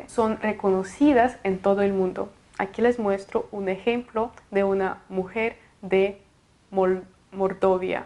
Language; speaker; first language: Spanish; non-native, fluent; Russian